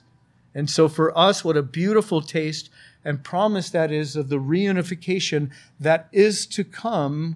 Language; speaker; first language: English; native; English